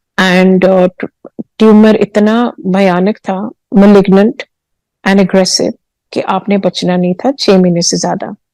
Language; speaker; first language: Hindi; early bilingual, heritage; Hindi